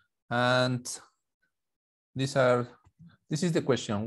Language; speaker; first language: English; non-native, fluent; Spanish